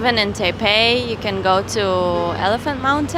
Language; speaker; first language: English; non-native, fluent; Hebrew